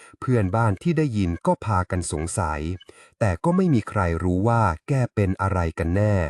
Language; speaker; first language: Thai; native; Thai